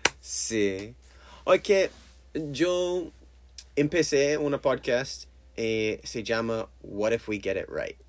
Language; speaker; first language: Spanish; non-native, learner; English